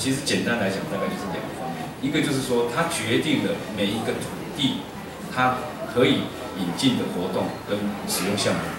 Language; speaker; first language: Chinese; native; Chinese